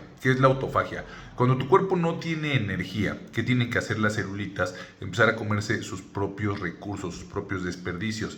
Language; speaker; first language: Spanish; native; Spanish